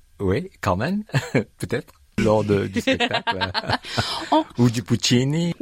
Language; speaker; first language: French; native; French